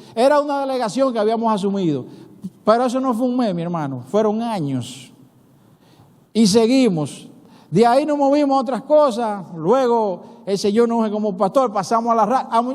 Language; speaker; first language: Spanish; native; Spanish